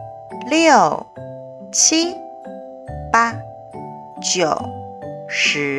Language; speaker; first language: Chinese; native; Chinese